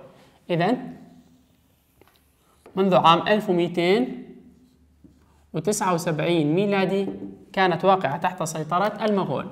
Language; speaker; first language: Arabic; non-native, local second language; Kurdish